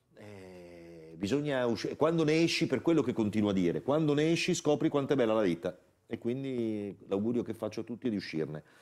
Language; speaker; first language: Italian; native; Italian